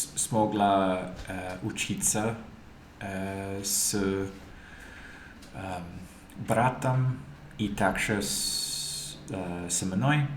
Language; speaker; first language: Russian; non-native, learner; English